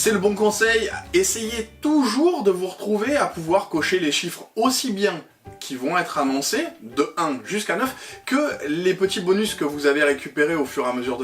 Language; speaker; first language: French; native; French